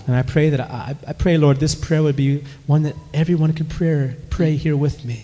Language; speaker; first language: English; native; English